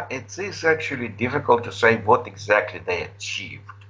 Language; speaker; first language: English; non-native, fluent; Romanian